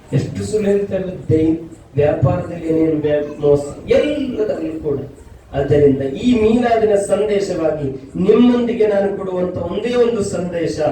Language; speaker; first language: Kannada; non-native, local second language; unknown